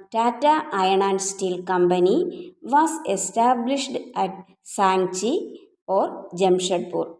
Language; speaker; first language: English; non-native, local second language; Malayalam